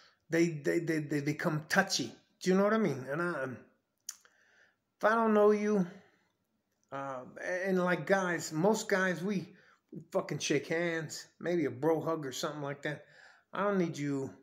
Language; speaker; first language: English; native; English